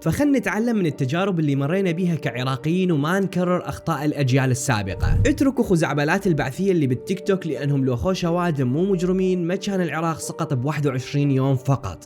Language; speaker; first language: Arabic; native; Arabic